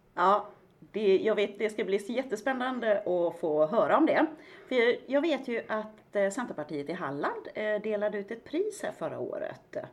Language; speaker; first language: Swedish; native; Swedish